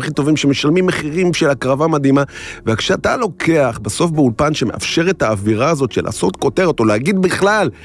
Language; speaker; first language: Hebrew; native; Hebrew